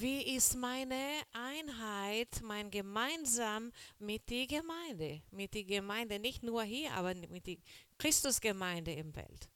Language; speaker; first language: German; non-native, learner; Portuguese